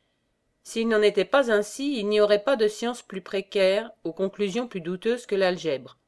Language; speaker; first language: French; native; French